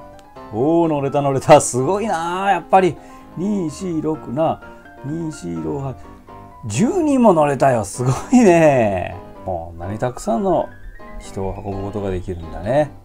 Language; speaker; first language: Japanese; native; Japanese